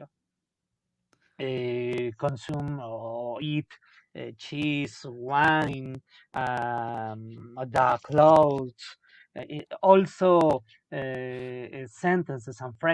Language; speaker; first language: English; non-native, learner; Spanish